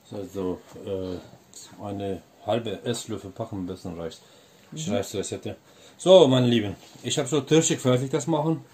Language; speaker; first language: German; non-native, learner; Turkish